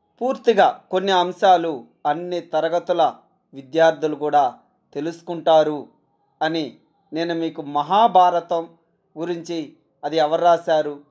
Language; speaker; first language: Telugu; native; Telugu